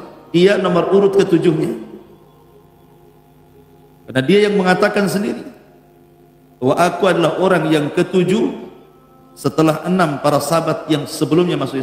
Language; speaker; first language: Indonesian; native; Indonesian